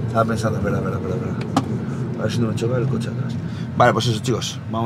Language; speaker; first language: Spanish; native; Spanish